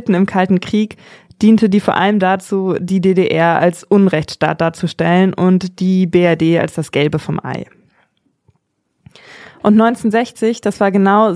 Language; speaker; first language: German; native; German